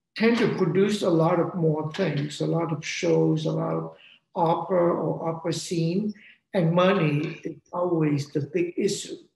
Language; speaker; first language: English; non-native, fluent; Vietnamese